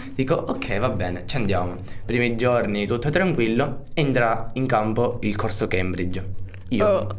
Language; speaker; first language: Italian; native; Italian